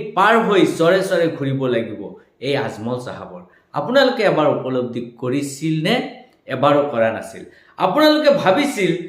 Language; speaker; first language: Assamese; non-native, local second language; Bangla